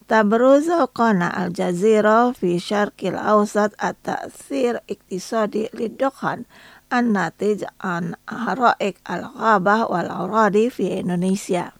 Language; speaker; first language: Arabic; non-native, fluent; Indonesian